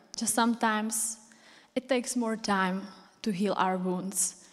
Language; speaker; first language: English; non-native, fluent; Czech